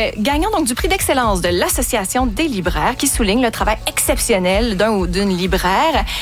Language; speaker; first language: French; native; French